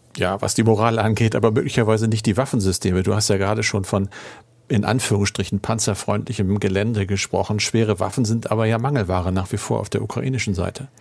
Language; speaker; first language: German; native; German